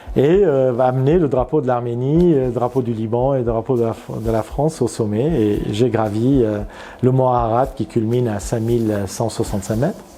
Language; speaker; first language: French; non-native, fluent; Armenian